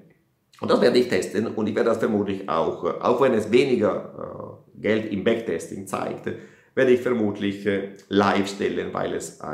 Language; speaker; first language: German; non-native, fluent; Italian